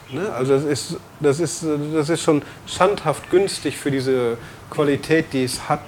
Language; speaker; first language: German; native; German